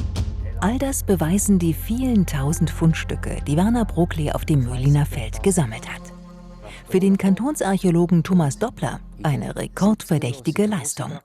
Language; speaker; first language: German; native; German